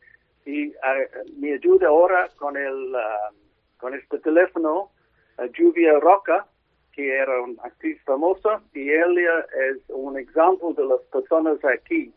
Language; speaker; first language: Spanish; non-native, learner; English